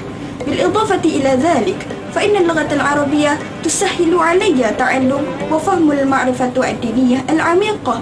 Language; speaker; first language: Arabic; non-native, learner; Malay